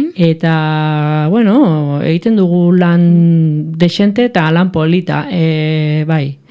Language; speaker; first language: Basque; non-native, local second language; Spanish